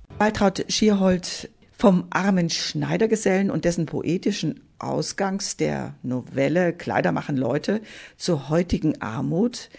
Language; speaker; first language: German; native; German